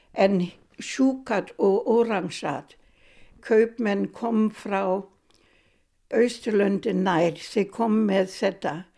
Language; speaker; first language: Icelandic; non-native, fluent; German